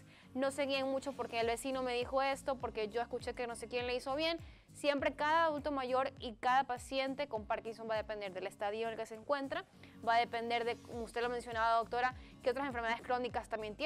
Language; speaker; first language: Spanish; native; Spanish